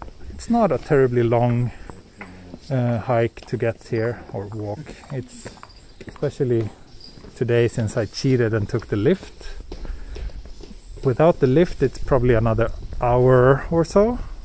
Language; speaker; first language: English; non-native, fluent; Swedish